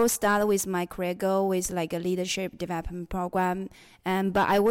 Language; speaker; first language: English; non-native, fluent; Chinese